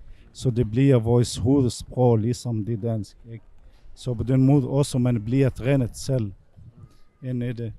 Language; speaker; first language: Danish; non-native, fluent; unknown